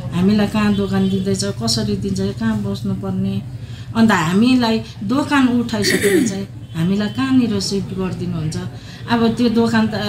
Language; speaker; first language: Nepali; native; Nepali